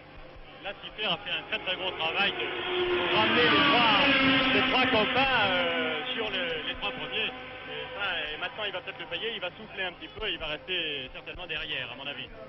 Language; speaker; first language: French; native; French